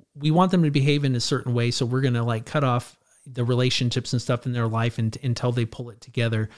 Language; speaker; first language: English; native; English